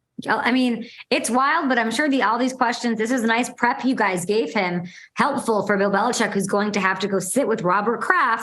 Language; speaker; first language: English; native; English